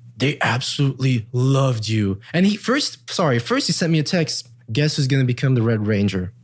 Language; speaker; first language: English; early bilingual, heritage; English